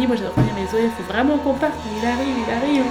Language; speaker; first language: French; native; French